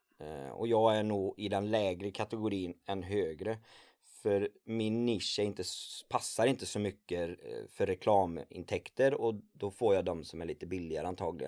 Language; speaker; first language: Swedish; native; Swedish